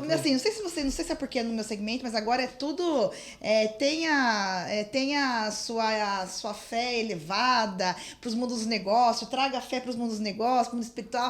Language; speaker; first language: Portuguese; native; Portuguese